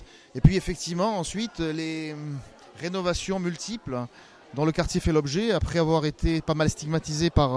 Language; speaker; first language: French; native; French